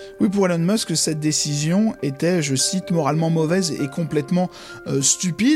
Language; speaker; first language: French; native; French